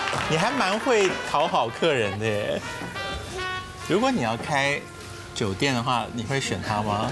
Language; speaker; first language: Chinese; native; Chinese